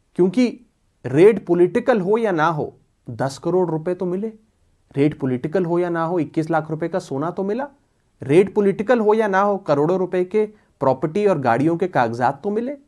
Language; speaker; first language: Hindi; non-native, local second language; Punjabi